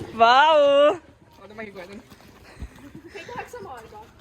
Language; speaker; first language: Finnish; native; Finnish